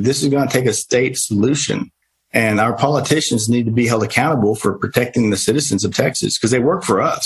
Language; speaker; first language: English; native; English